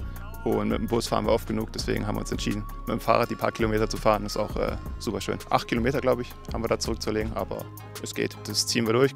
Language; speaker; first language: German; native; German